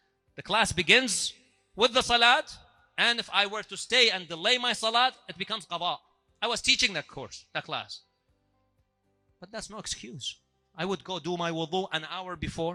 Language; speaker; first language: English; native; English